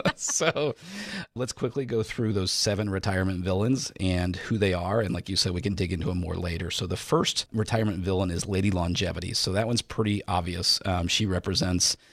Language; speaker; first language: English; native; English